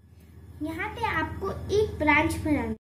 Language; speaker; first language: Hindi; native; Hindi